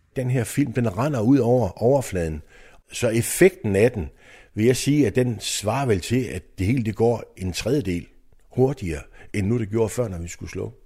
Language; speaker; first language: Danish; native; Danish